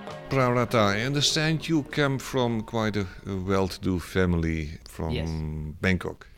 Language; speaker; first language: English; non-native, fluent; Dutch